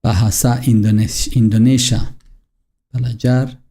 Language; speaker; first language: Indonesian; non-native, learner; Turkish